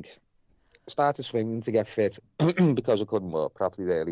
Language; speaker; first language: English; native; English